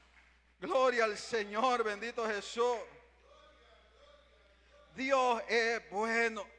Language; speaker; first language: Spanish; native; Spanish